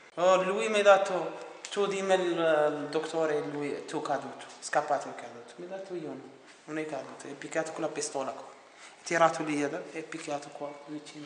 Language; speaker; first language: Italian; non-native, learner; Arabic